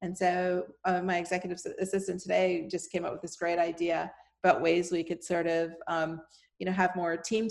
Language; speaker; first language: English; native; English